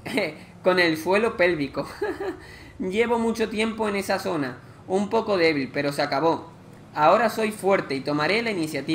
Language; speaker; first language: Spanish; native; Spanish